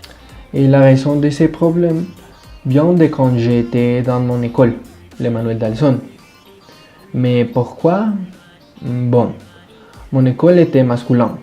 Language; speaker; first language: French; non-native, learner; Spanish